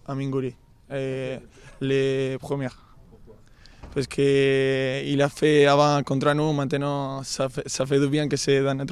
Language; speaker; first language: French; non-native, fluent; Spanish